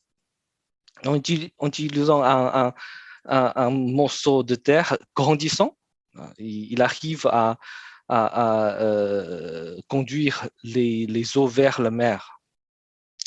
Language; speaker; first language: French; non-native, fluent; Chinese